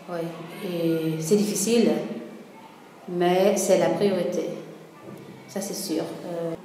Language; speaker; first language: French; non-native, fluent; Swedish